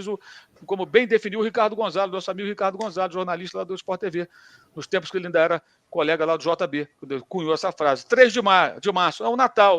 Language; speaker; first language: Portuguese; native; Portuguese